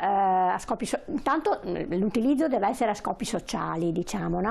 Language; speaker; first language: Italian; native; Italian